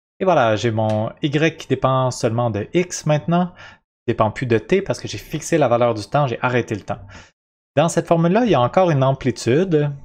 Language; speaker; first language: French; native; French